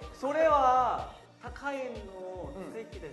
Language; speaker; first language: Japanese; non-native, learner; Korean